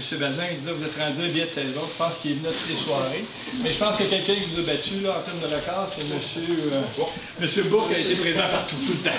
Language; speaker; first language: French; native; French